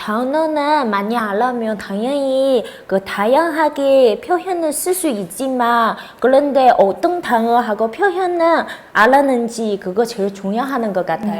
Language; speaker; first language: Korean; non-native, fluent; Chinese